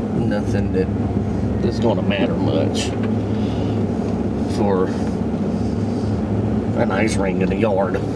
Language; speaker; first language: English; native; English